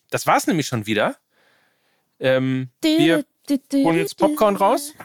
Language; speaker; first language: German; native; German